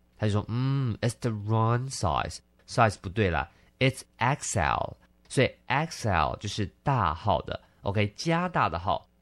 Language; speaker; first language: Chinese; native; Chinese